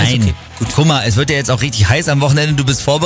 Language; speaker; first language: German; native; German